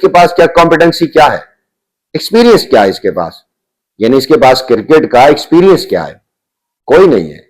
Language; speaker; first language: Urdu; non-native, local second language; Punjabi